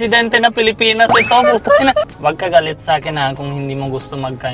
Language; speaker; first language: Filipino; non-native, learner; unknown